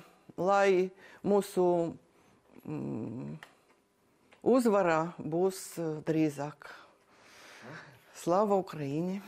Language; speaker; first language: Latvian; non-native, learner; Ukrainian